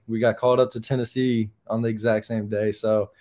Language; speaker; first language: English; native; English